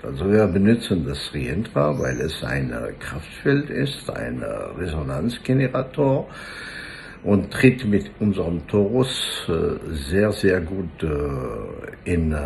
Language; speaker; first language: German; non-native, fluent; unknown